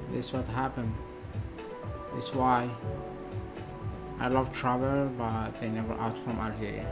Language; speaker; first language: English; non-native, learner; Arabic